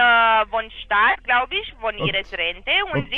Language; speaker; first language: German; non-native, learner; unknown